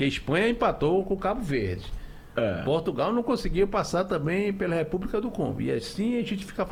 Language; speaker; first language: Portuguese; native; Portuguese